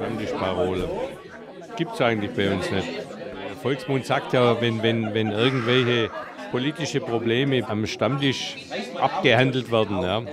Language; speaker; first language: German; native; German